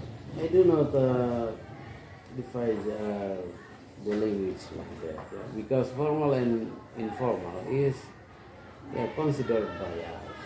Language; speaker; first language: English; non-native, fluent; Indonesian